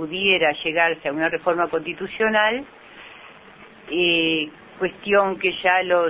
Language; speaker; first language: Spanish; native; Spanish